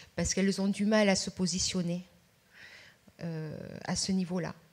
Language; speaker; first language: French; native; French